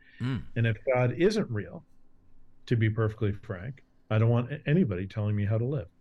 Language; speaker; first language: English; native; English